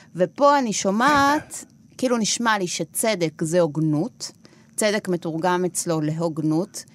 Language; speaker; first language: Hebrew; non-native, fluent; Spanish